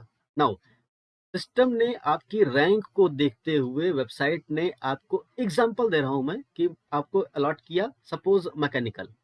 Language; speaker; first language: Hindi; native; Hindi